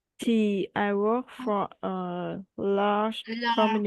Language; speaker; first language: English; non-native, learner; Vietnamese